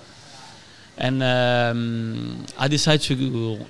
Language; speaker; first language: English; non-native, fluent; Italian